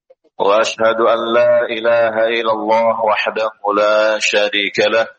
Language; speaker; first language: Arabic; non-native, fluent; Indonesian